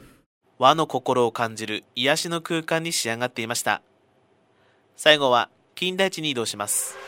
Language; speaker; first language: Japanese; native; Japanese